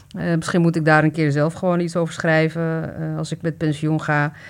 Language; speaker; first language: Dutch; early bilingual, other home language; Riffian